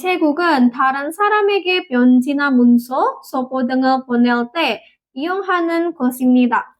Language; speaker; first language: Korean; non-native, fluent; Indonesian